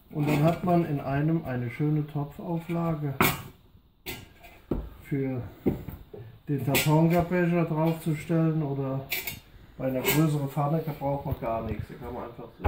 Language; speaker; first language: German; native; German